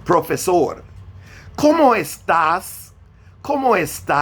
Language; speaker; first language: Spanish; non-native, fluent; English